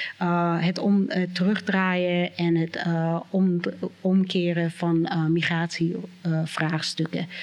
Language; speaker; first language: Dutch; non-native, fluent; English